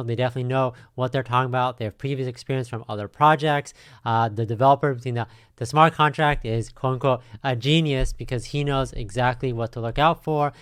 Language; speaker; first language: English; native; English